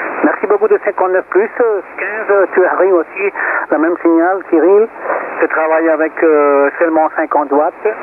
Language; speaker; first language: French; non-native, fluent; Spanish